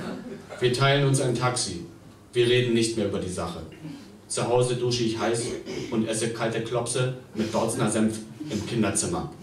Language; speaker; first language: German; native; German